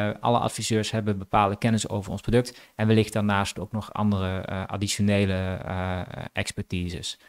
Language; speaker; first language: Dutch; native; Dutch